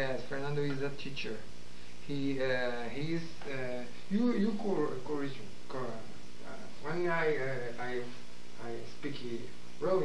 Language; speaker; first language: English; non-native, learner; Portuguese